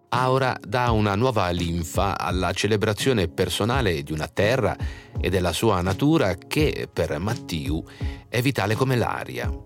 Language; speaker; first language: Italian; native; Italian